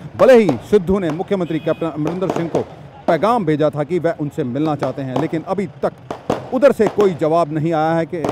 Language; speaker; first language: Hindi; non-native, local second language; Punjabi